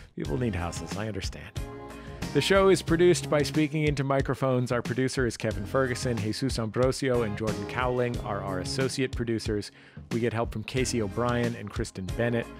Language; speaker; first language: English; native; English